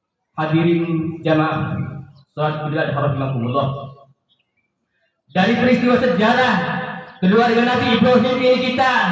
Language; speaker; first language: Indonesian; native; Indonesian